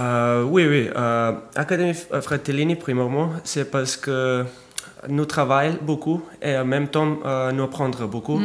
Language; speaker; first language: French; non-native, learner; Serbian